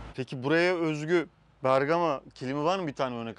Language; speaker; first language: Turkish; native; Turkish